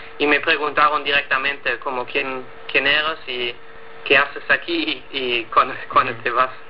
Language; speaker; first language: Spanish; non-native, fluent; German